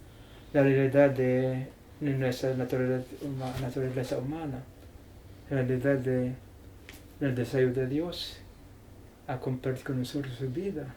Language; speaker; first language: Spanish; non-native, learner; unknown